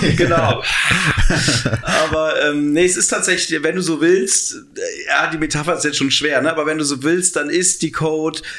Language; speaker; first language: German; native; German